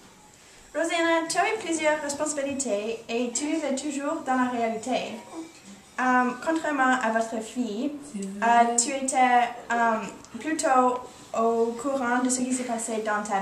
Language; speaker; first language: French; non-native, learner; English